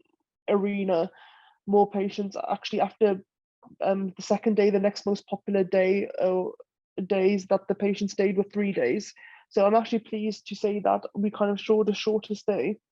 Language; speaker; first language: English; native; English